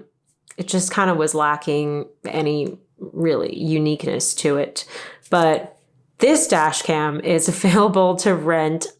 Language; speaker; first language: English; native; English